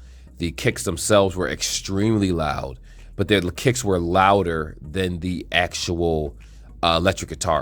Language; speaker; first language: English; native; English